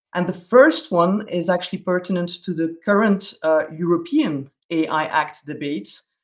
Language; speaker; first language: English; non-native, fluent; Dutch